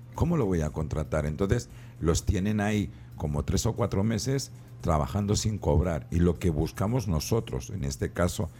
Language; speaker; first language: Spanish; native; Spanish